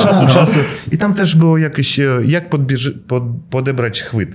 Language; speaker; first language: Polish; non-native, fluent; Russian